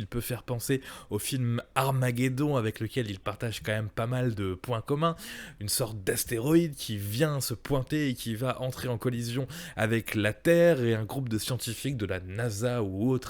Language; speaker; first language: French; native; French